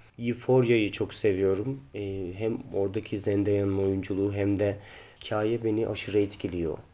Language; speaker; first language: Turkish; native; Turkish